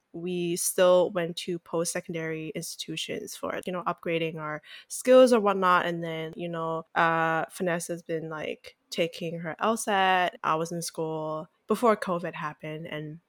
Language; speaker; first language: English; non-native, local second language; Cantonese